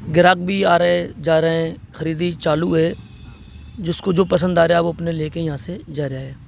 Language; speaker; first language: Hindi; non-native, local second language; Marathi